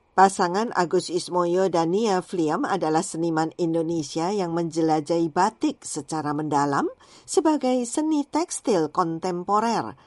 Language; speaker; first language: Indonesian; native; Indonesian